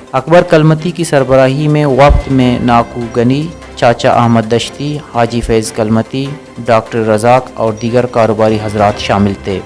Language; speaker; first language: Urdu; non-native, local second language; Baluchi